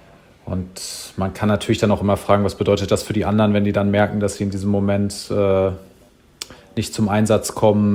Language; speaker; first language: German; native; German